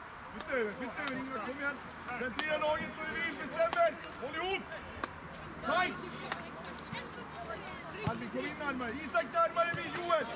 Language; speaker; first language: Swedish; native; Swedish